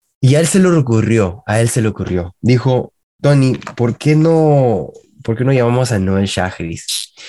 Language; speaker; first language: Spanish; early bilingual, heritage; Spanish